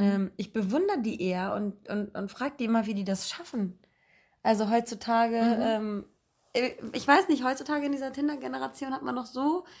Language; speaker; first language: German; native; German